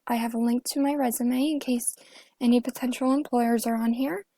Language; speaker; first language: English; native; English